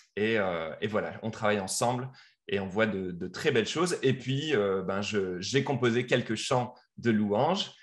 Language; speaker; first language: French; native; French